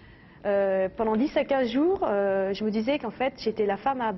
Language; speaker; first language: French; native; French